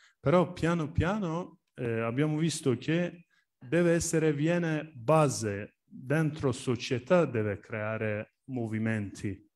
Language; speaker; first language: Italian; non-native, learner; Turkish